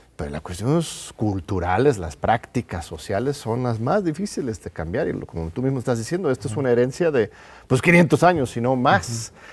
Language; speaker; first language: Spanish; non-native, fluent; English